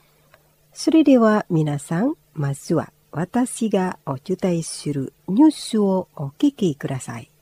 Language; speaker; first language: Japanese; non-native, fluent; Indonesian